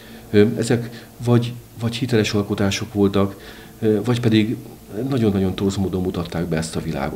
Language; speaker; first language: Hungarian; native; Hungarian